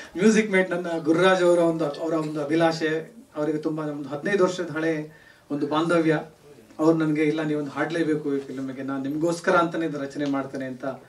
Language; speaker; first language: Kannada; native; Kannada